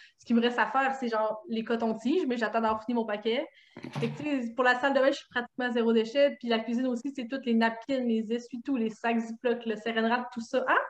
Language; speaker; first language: French; native; French